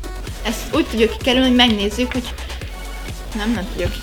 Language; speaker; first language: Hungarian; native; Hungarian